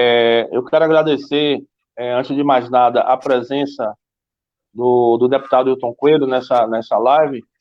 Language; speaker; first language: Portuguese; native; Portuguese